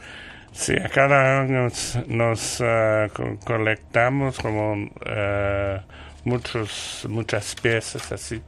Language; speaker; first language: Spanish; non-native, learner; French